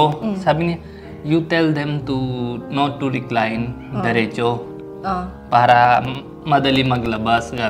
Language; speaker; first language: Filipino; non-native, learner; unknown